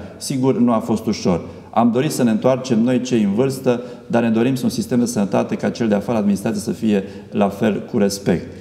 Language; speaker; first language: Romanian; native; Romanian